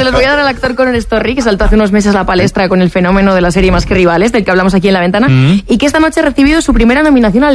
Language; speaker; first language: Spanish; native; Spanish